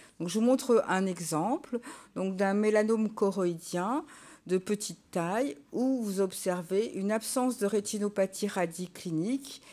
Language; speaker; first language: French; native; French